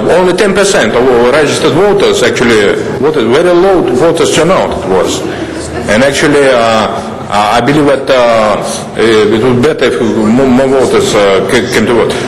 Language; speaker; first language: English; non-native, learner; Russian